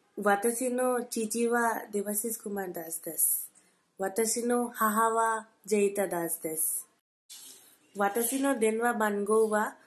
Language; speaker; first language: Japanese; non-native, learner; Bangla